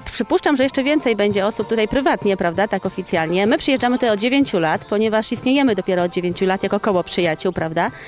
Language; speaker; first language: Polish; native; Polish